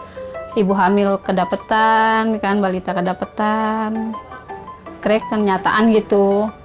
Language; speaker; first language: Indonesian; native; Indonesian